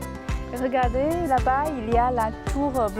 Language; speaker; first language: French; non-native, fluent; Chinese